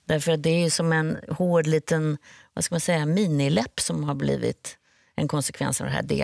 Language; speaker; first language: Swedish; native; Swedish